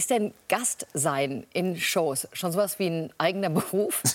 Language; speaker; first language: German; native; German